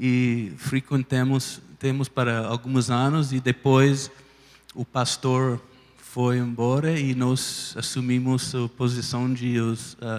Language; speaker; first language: Portuguese; non-native, fluent; English